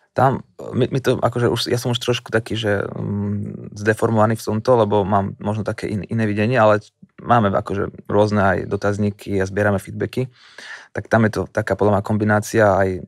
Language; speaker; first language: Slovak; native; Slovak